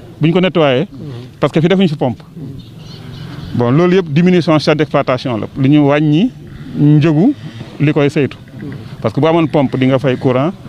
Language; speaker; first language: Wolof; native; Wolof